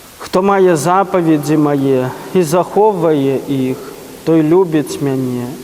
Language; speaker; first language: Belarusian; native; Belarusian